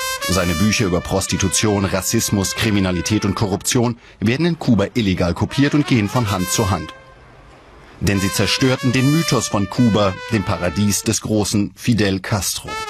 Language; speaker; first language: German; native; German